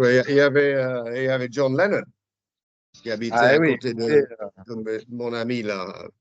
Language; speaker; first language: French; non-native, fluent; English